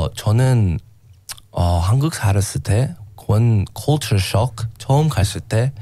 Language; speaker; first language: Korean; non-native, learner; English